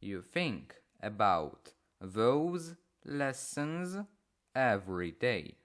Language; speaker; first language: English; non-native, fluent; Polish